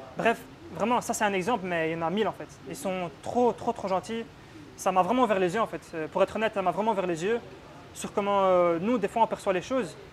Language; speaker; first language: French; native; French